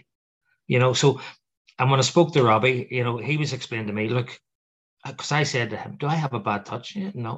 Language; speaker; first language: English; native; English